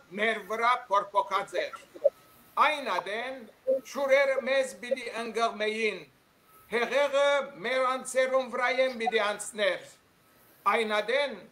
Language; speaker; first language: Armenian; early bilingual, heritage; Armenian